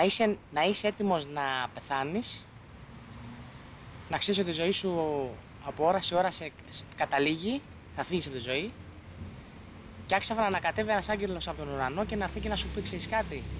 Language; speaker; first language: Greek; native; Greek